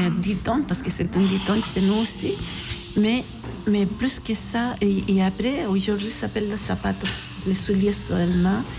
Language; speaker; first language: French; non-native, fluent; Spanish